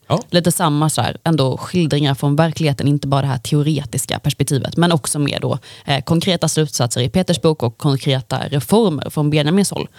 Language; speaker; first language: Swedish; native; Swedish